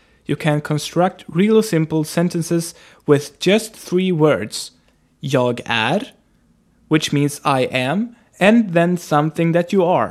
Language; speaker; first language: English; non-native, fluent; Swedish